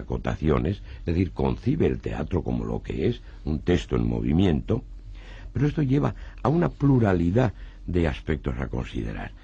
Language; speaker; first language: Spanish; native; Spanish